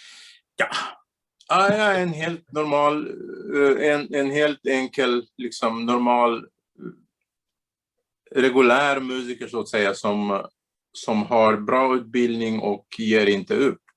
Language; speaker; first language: Swedish; non-native, fluent; Bulgarian